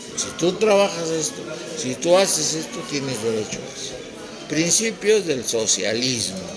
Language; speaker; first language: Spanish; native; Spanish